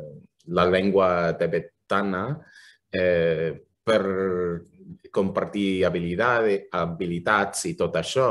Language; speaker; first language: Catalan; non-native, fluent; English